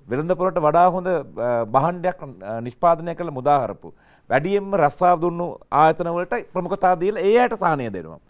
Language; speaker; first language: Sinhala; native; Sinhala